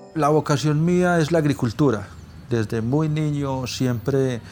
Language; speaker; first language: Spanish; native; Spanish